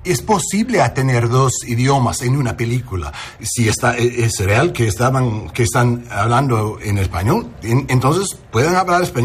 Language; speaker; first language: Spanish; non-native, learner; English